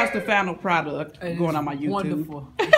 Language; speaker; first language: English; native; English